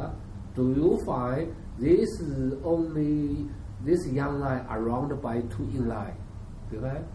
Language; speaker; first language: English; non-native, learner; Chinese